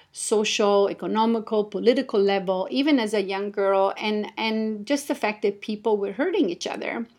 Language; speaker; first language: English; non-native, fluent; Italian